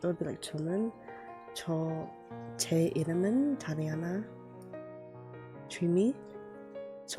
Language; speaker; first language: Korean; non-native, learner; English